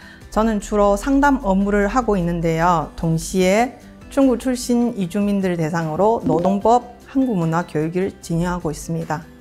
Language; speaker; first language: Korean; non-native, fluent; Chinese